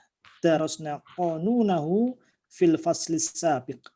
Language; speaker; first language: Arabic; non-native, learner; Indonesian